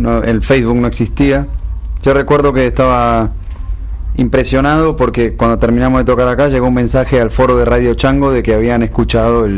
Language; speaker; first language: Spanish; native; Spanish